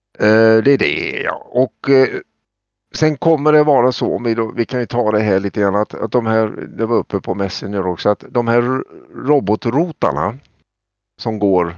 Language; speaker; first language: Swedish; native; Swedish